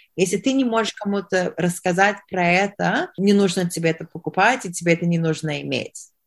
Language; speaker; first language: Russian; early bilingual, heritage; Russian